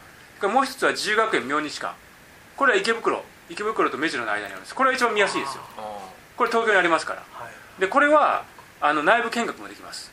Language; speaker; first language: Japanese; native; Japanese